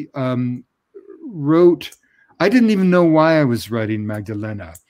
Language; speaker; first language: English; native; English